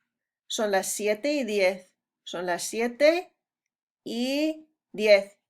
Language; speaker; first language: Spanish; non-native, fluent; English